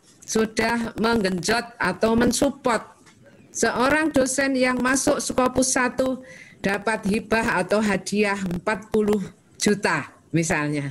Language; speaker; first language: Indonesian; native; Indonesian